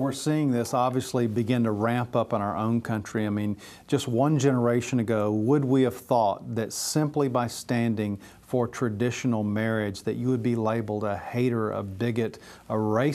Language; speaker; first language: English; native; English